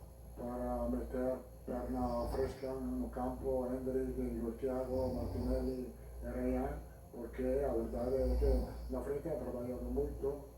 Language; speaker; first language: Portuguese; non-native, learner; Italian